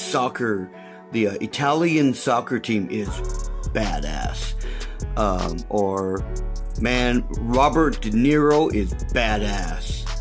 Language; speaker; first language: English; native; English